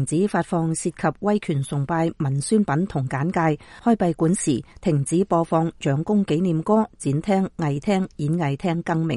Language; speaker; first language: Chinese; native; Chinese